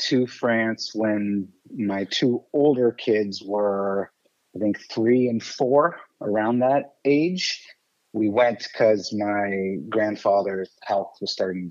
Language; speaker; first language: English; early bilingual, other home language; French